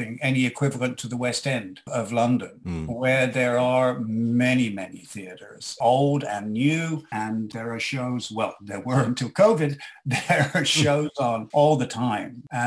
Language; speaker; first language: English; native; English